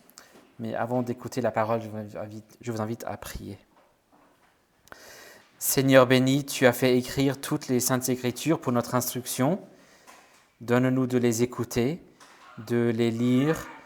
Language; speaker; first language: French; native; French